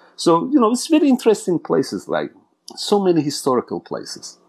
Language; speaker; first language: English; non-native, fluent; Turkish